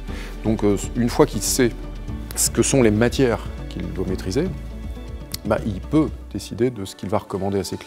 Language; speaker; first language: French; native; French